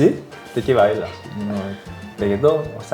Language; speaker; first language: Spanish; non-native, learner; Korean